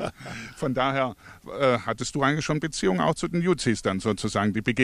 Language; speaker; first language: German; native; German